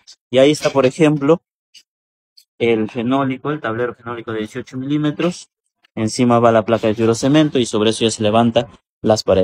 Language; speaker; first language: Spanish; native; Spanish